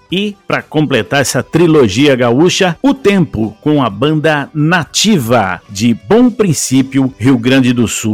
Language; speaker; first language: Portuguese; native; Portuguese